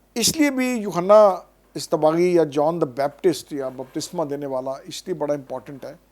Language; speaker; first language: Urdu; non-native, local second language; Punjabi